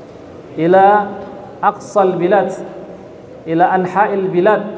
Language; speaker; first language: Arabic; non-native, fluent; Indonesian